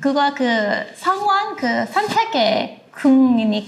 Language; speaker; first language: Korean; non-native, learner; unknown